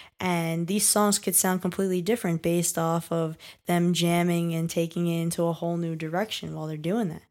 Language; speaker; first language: English; native; English